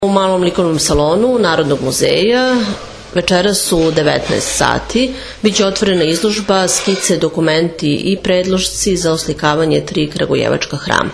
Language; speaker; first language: Serbian; native; Serbian